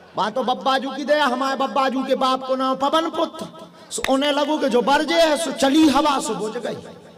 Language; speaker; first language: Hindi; native; Hindi